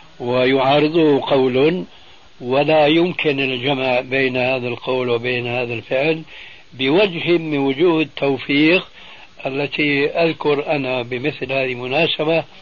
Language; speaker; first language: Arabic; early bilingual, other home language; Albanian